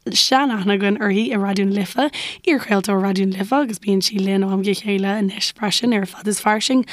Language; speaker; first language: Irish; native; Irish